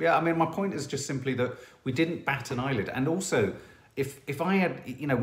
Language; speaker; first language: English; native; English